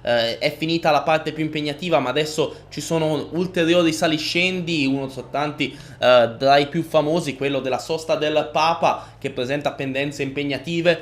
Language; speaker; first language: Italian; native; Italian